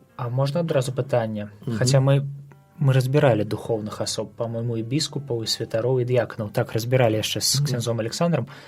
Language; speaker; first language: Belarusian; native; Belarusian